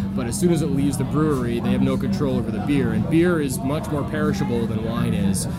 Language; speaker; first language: English; native; English